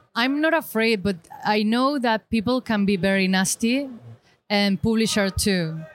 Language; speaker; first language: English; non-native, learner; Spanish